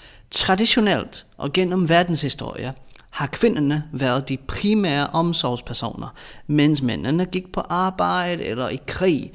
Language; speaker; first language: Danish; non-native, fluent; English